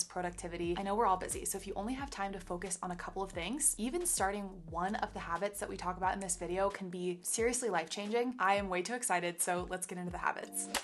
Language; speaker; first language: English; native; English